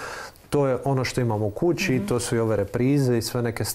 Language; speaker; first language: Croatian; native; Croatian